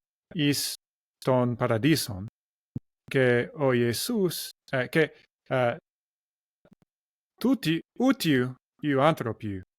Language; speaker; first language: Greek; non-native, learner; English